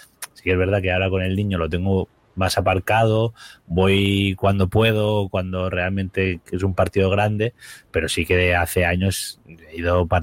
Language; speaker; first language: Spanish; native; Spanish